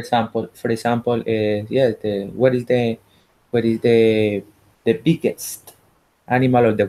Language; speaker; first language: English; non-native, learner; Spanish